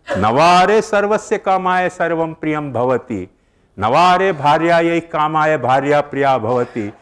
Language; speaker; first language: Hindi; native; Hindi